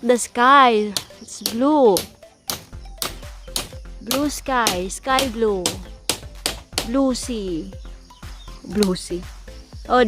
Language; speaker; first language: English; non-native, local second language; Filipino